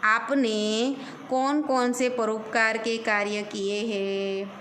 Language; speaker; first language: Hindi; non-native, local second language; Gujarati